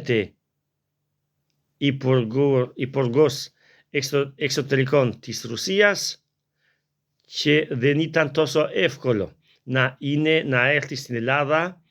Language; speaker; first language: Greek; non-native, learner; Albanian